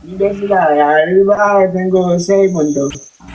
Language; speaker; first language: Spanish; non-native, learner; Haitian Creole